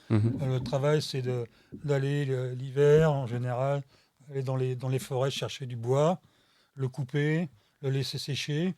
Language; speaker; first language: French; native; French